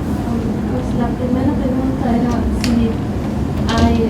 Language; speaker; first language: Spanish; non-native, fluent; German